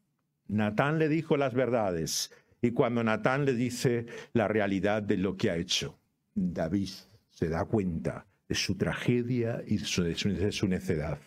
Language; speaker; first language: Spanish; native; Spanish